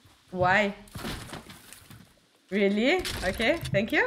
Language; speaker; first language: English; non-native, learner; Romanian